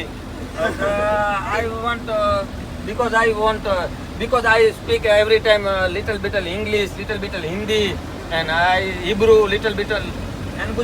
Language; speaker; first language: English; non-native, learner; Gujarati